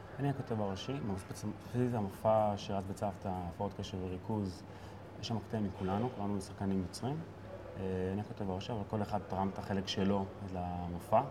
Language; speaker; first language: Hebrew; native; Hebrew